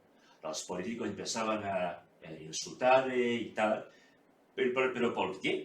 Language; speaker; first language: Spanish; non-native, fluent; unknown